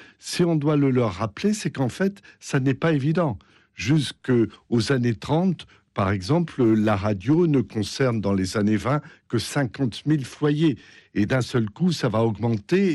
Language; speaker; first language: French; native; French